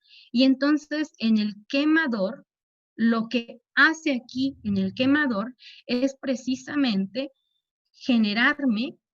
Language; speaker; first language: Spanish; native; Spanish